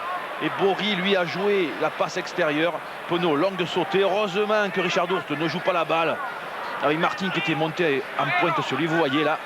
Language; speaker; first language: French; native; French